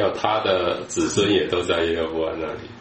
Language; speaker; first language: Chinese; native; Chinese